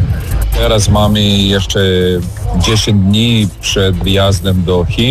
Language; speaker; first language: Polish; non-native, fluent; Serbian